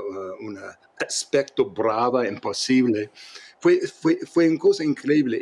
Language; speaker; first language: Spanish; non-native, fluent; English